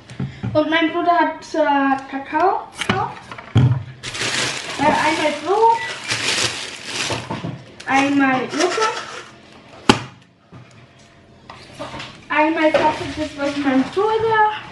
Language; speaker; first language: German; early bilingual, other home language; Turkish